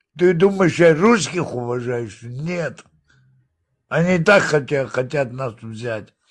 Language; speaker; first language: Russian; non-native, local second language; Abkhazian